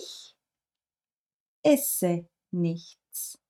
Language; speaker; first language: German; non-native, fluent; Turkish